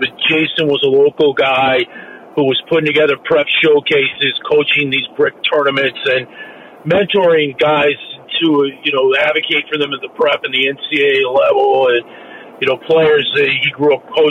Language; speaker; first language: English; native; English